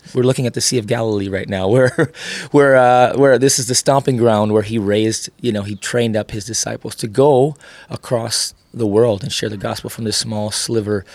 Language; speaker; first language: English; native; English